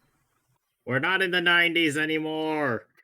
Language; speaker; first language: English; native; English